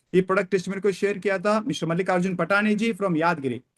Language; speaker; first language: Hindi; non-native, local second language; Kannada